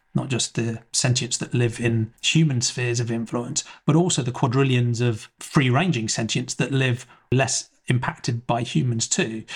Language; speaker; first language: English; native; English